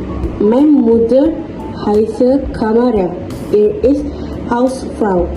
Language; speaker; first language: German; non-native, learner; Malay